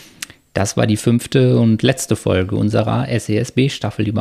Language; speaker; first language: German; native; German